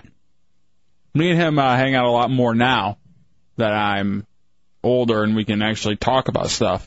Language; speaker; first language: English; native; English